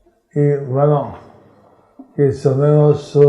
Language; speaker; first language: Spanish; non-native, learner; English